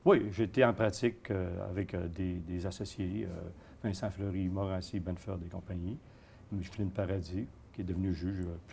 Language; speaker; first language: French; native; French